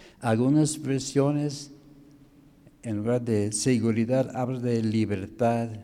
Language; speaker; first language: Spanish; non-native, fluent; English